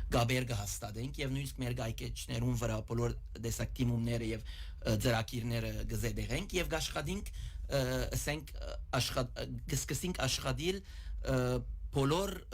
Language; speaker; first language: Armenian; native; Armenian